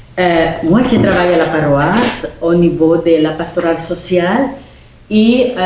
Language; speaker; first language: French; non-native, fluent; Spanish